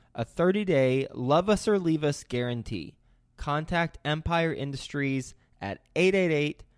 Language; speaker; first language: English; native; English